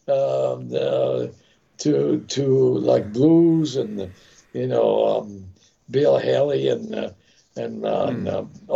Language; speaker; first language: English; non-native, fluent; Italian